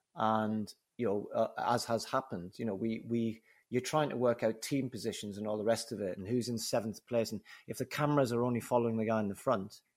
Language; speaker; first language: English; native; English